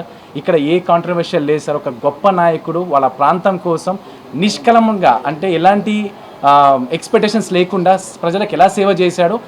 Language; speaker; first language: Telugu; native; Telugu